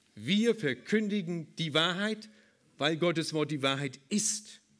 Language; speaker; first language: German; native; German